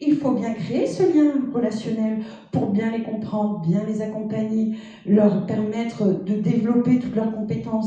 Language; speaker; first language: French; native; French